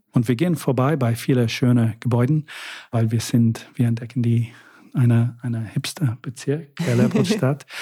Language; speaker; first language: German; non-native, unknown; English